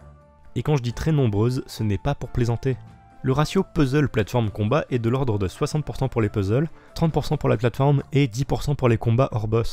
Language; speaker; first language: French; native; French